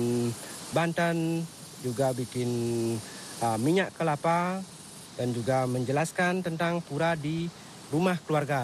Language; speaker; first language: Indonesian; non-native, local second language; Balinese